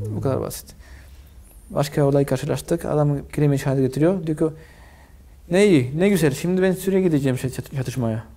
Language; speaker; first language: Turkish; non-native, fluent; Spanish